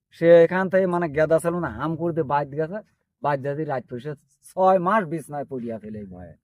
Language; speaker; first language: Bangla; native; Bangla